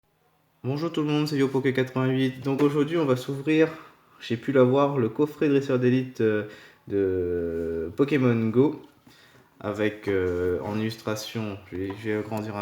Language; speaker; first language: French; native; French